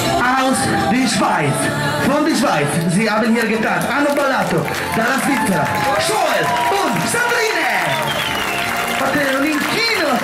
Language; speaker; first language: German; non-native, learner; Italian